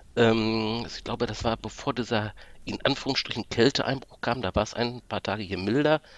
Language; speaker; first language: German; native; German